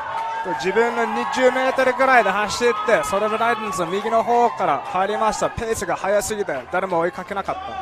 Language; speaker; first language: Japanese; non-native, learner; English